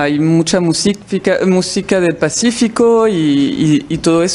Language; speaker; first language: Spanish; non-native, fluent; French